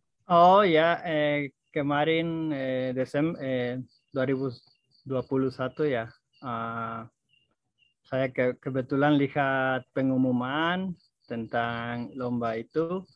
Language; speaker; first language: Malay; non-native, fluent; Spanish